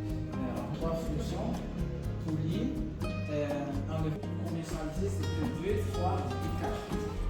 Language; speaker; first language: French; non-native, learner; Portuguese